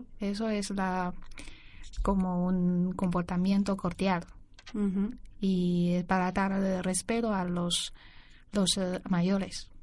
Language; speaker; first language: Spanish; non-native, learner; Chinese